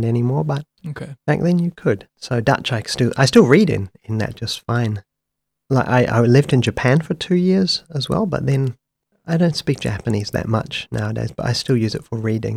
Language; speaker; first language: English; native; English